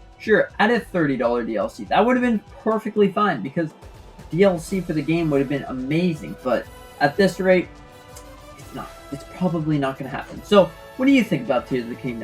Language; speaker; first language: English; native; English